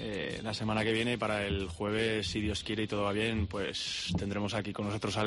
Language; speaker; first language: Spanish; native; Spanish